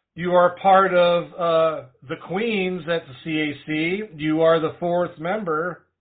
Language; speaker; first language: English; native; English